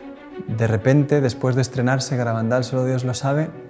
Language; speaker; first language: Spanish; native; Spanish